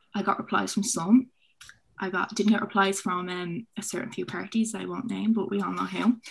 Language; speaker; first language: English; native; English